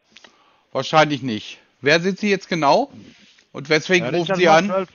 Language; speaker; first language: German; native; German